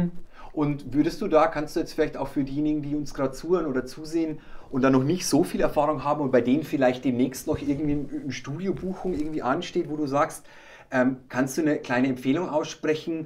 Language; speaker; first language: German; native; German